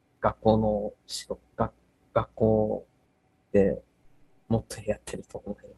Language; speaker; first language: Japanese; early bilingual, heritage; English